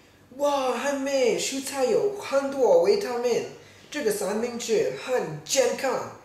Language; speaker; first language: Chinese; non-native, learner; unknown